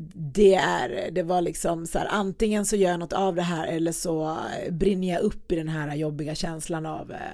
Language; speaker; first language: Swedish; early bilingual, other home language; Persian